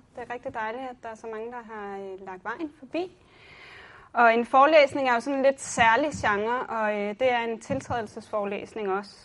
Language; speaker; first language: Danish; native; Danish